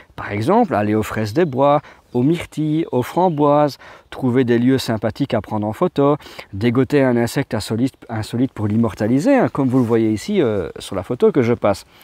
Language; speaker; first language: French; native; French